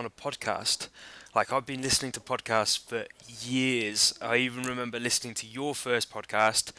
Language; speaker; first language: English; native; English